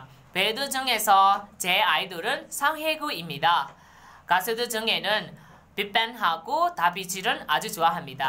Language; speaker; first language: Korean; non-native, learner; Burmese